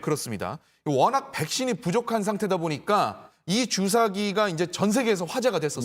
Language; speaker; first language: Korean; native; Korean